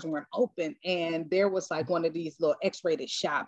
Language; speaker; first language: English; native; English